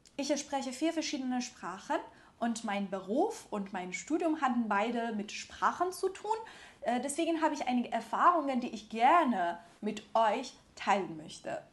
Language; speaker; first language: German; non-native, fluent; Persian